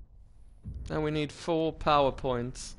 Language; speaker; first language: English; native; English